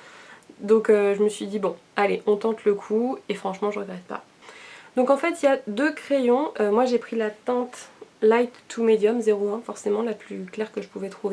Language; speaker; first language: French; native; French